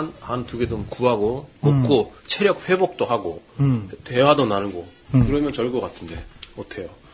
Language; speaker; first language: Korean; non-native, fluent; Japanese